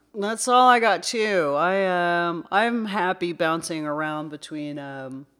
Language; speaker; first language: English; native; English